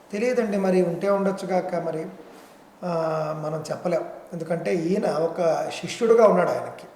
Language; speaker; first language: Telugu; native; Telugu